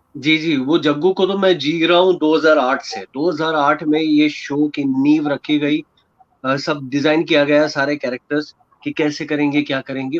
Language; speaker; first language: Hindi; non-native, local second language; Gujarati